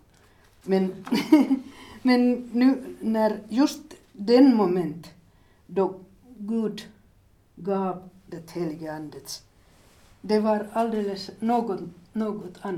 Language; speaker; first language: Swedish; non-native, fluent; Finnish